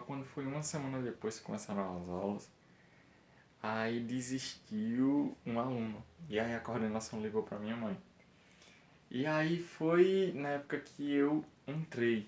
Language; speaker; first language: Portuguese; native; Portuguese